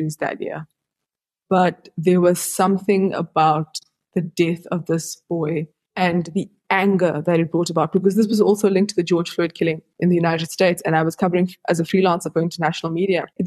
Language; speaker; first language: English; native; English